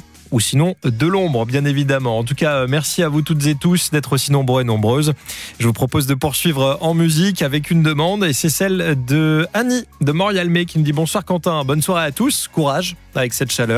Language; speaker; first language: French; native; French